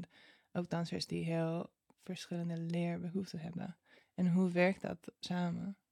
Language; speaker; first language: Dutch; non-native, fluent; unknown